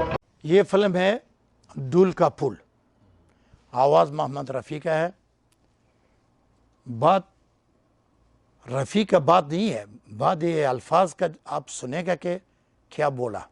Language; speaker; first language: Hindi; non-native, learner; Persian